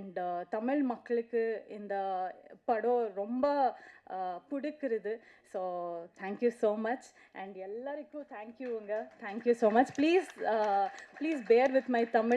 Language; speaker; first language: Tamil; non-native, learner; Kannada